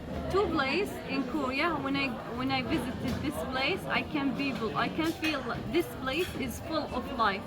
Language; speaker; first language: English; non-native, fluent; Arabic